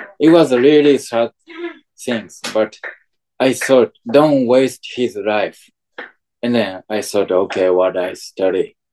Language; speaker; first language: English; non-native, fluent; Japanese